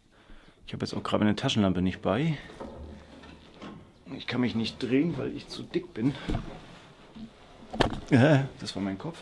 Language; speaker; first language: German; native; German